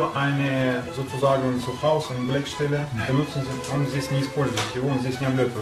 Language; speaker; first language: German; non-native, learner; Russian